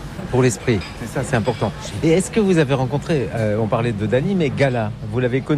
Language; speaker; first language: French; native; French